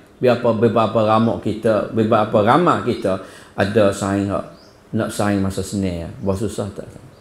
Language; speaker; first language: Malay; native; Malay